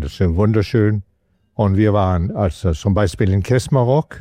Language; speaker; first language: German; non-native, fluent; Danish